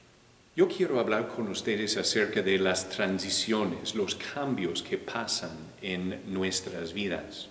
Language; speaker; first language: Spanish; non-native, fluent; English